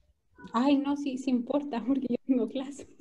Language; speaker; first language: Spanish; native; Spanish